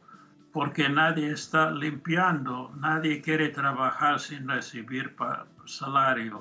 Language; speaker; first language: Spanish; non-native, fluent; English